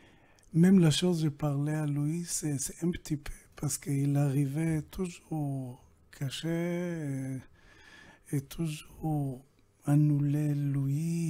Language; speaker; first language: French; non-native, learner; Hebrew